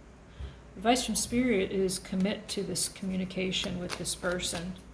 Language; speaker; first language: English; native; English